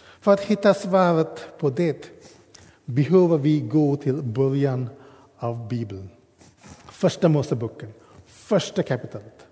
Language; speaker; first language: Swedish; non-native, fluent; English